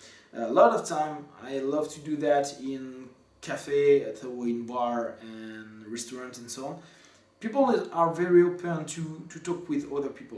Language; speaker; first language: English; non-native, fluent; French